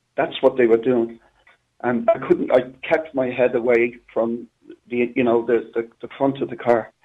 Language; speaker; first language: English; native; English